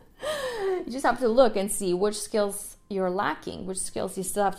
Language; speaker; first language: English; non-native, fluent; Russian